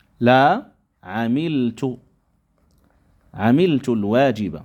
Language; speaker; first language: Arabic; non-native, fluent; Indonesian